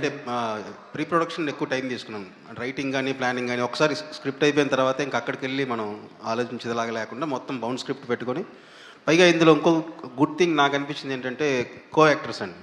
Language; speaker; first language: Telugu; native; Telugu